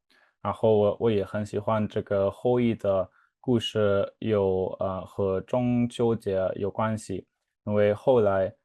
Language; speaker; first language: Chinese; non-native, learner; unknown